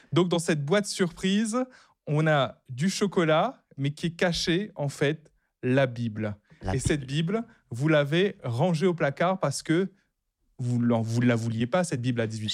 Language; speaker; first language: French; native; French